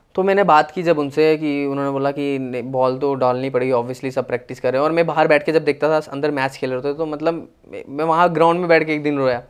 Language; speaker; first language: Hindi; native; Hindi